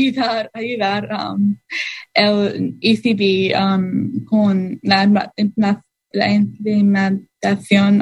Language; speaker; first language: Spanish; non-native, learner; English